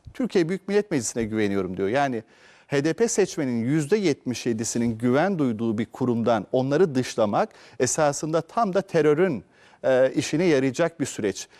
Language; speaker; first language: Turkish; native; Turkish